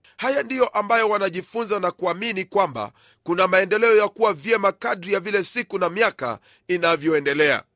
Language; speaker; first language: Swahili; non-native, local second language; Luyia